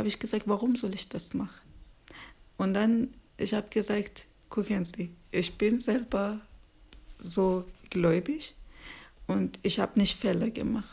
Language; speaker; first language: German; non-native, learner; Persian